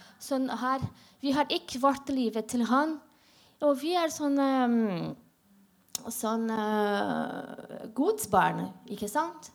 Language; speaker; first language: Norwegian; non-native, learner; Portuguese